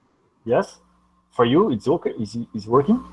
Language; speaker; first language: English; non-native, learner; Portuguese